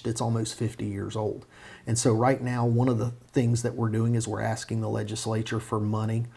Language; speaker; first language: English; native; English